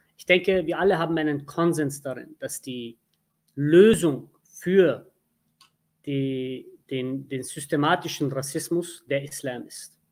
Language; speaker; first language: German; early bilingual, other home language; Turkish